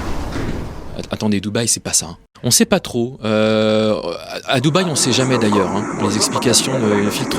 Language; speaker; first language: French; native; French